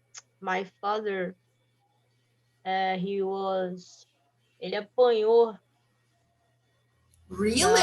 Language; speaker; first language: English; non-native, learner; Portuguese